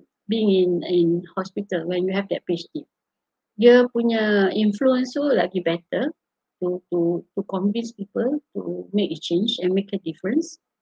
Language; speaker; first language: English; non-native, local second language; Malay